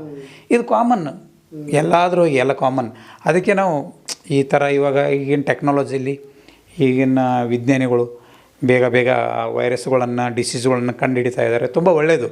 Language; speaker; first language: Kannada; native; Kannada